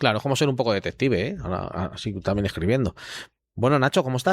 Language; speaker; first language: Spanish; native; Spanish